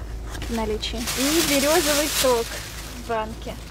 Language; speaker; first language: Russian; native; Russian